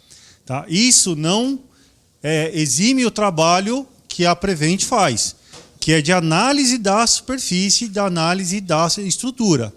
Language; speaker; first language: Portuguese; native; Portuguese